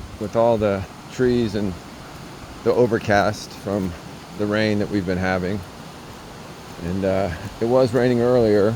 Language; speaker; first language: English; native; English